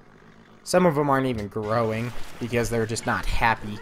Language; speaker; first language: English; native; English